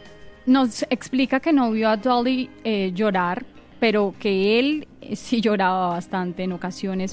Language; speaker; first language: Spanish; native; Spanish